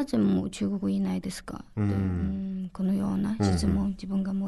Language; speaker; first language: Japanese; non-native, learner; Chinese